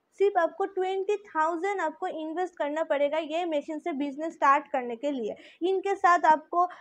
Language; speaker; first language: Hindi; non-native, local second language; Bangla